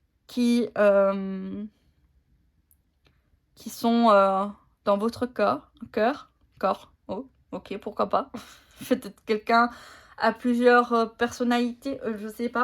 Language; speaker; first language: French; native; French